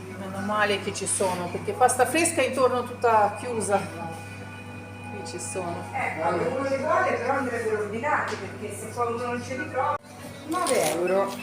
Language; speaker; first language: Italian; non-native, learner; Ukrainian